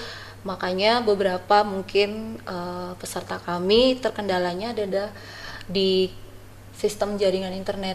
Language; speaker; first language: Indonesian; native; Indonesian